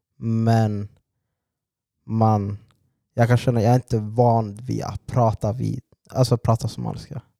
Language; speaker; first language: Swedish; native; Swedish